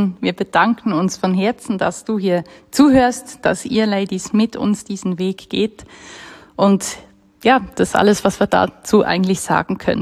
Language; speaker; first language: German; native; German